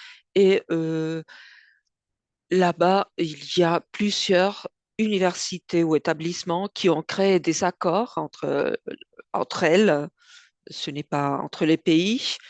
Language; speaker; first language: French; non-native, fluent; Spanish